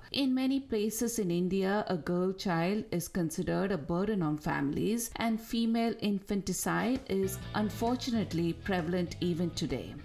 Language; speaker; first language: English; non-native, local second language; Tamil